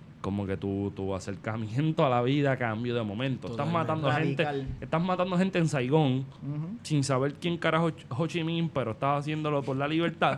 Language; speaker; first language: Spanish; native; Spanish